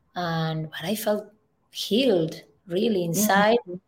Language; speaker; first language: English; non-native, fluent; Spanish